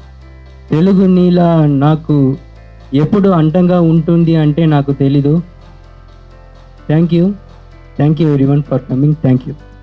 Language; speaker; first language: Telugu; non-native, learner; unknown